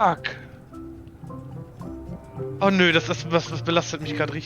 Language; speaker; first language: German; native; German